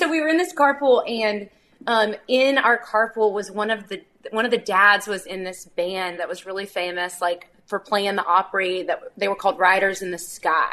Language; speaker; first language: English; native; English